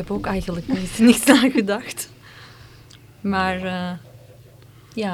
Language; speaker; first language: Dutch; non-native, fluent; Turkish